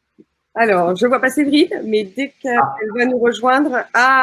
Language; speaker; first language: French; native; French